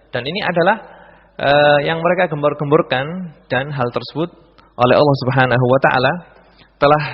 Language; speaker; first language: Indonesian; native; Indonesian